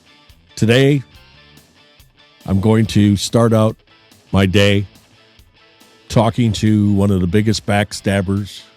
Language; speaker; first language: English; native; English